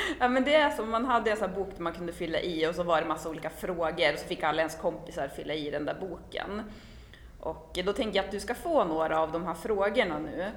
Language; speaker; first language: Swedish; native; Swedish